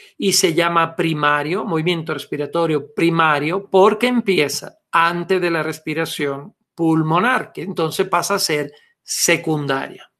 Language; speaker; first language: Spanish; non-native, fluent; Italian